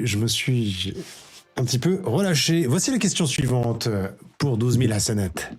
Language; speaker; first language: French; native; French